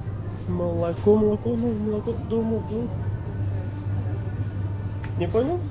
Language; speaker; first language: Russian; non-native, learner; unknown